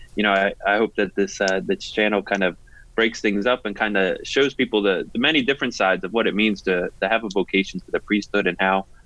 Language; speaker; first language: English; native; English